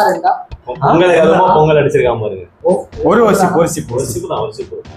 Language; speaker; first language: Tamil; native; Tamil